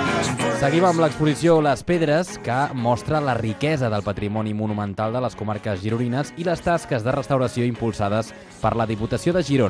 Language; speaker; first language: Catalan; native; Catalan